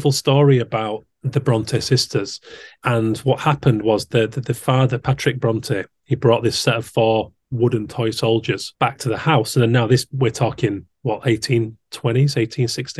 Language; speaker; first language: English; native; English